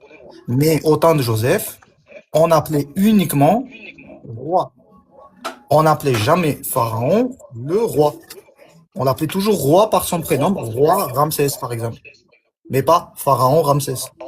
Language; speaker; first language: French; native; French